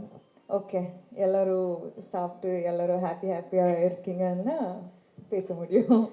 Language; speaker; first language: Tamil; non-native, learner; Kannada